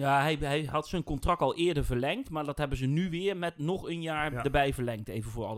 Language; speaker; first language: Dutch; native; Dutch